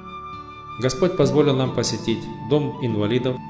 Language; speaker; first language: Russian; native; Russian